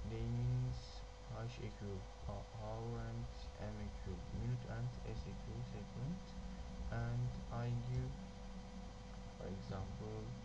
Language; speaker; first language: English; non-native, learner; Turkish